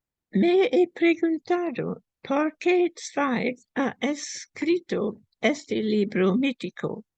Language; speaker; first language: Spanish; non-native, fluent; English